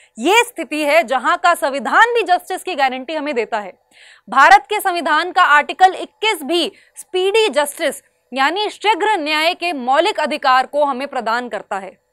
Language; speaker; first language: Hindi; native; Hindi